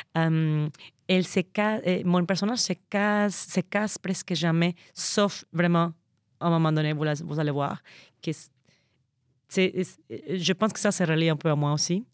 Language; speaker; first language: French; non-native, fluent; Spanish